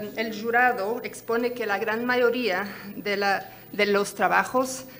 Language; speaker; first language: Spanish; non-native, fluent; Portuguese